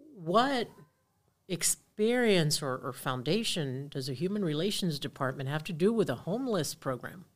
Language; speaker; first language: English; native; English